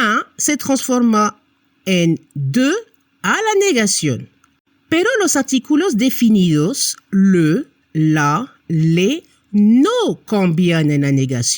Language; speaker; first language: Spanish; non-native, fluent; French